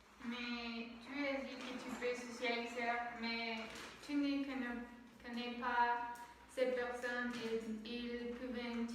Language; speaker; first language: French; non-native, learner; Spanish